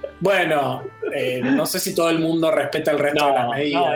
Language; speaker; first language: Spanish; native; Spanish